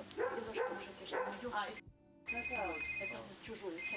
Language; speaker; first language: Russian; native; Russian